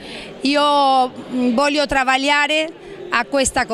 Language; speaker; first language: Italian; non-native, learner; Spanish